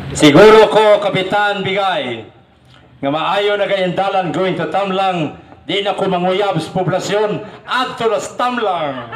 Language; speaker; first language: Cebuano; native; Cebuano